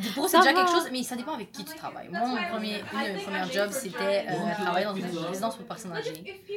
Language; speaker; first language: French; native; French